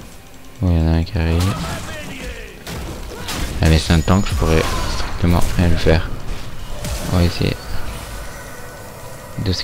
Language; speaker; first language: French; native; French